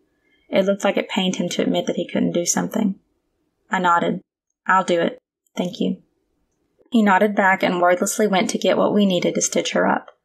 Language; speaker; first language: English; native; English